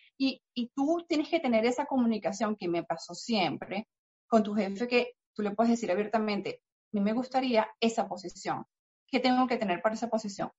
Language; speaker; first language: Spanish; native; Spanish